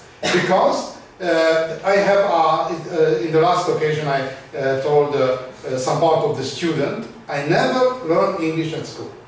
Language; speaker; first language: English; non-native, learner; Hungarian